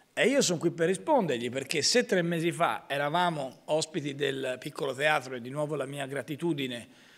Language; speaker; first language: Italian; native; Italian